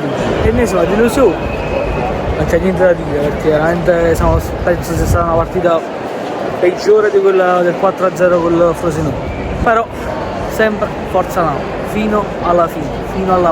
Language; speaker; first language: Italian; native; Italian